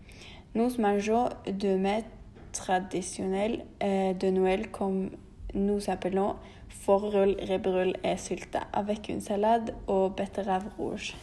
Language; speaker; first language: French; non-native, learner; Norwegian